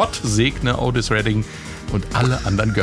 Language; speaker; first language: German; native; German